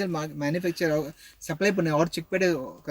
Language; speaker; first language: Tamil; non-native, learner; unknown